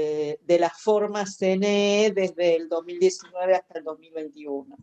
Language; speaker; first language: Spanish; native; Spanish